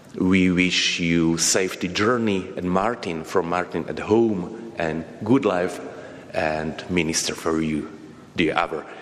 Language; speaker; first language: English; non-native, learner; Slovak